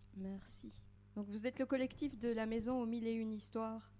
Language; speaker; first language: French; native; French